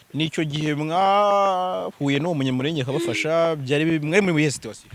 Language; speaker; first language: Kinyarwanda; native; Kinyarwanda